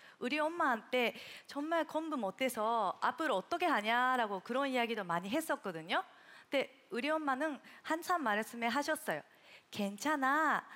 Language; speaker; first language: Korean; non-native, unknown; Japanese